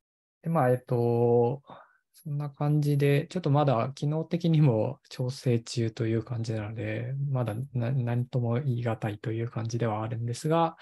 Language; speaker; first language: Japanese; native; Japanese